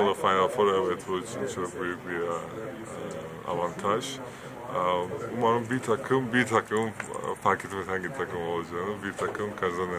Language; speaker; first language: Turkish; non-native, fluent; Georgian